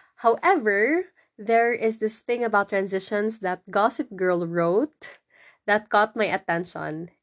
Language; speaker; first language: English; non-native, local second language; Cebuano